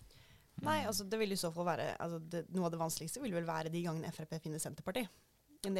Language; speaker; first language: Norwegian; native; Norwegian